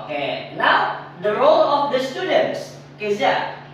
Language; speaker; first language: English; non-native, fluent; Indonesian